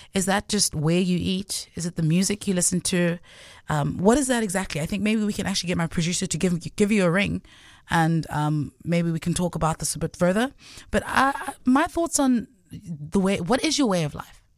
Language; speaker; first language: English; non-native, local second language; Southern Sotho